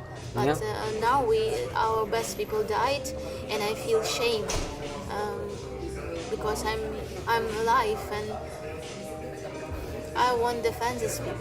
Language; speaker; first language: English; non-native, learner; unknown